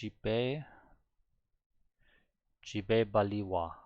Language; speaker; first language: Korean; non-native, learner; German